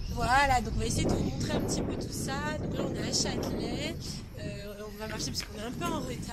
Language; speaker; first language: French; native; French